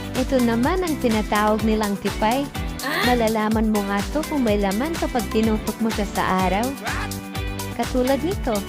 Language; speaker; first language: Filipino; non-native, local second language; Waray